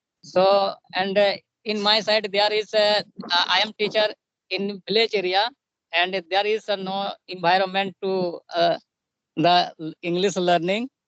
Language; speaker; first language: English; non-native, learner; Santali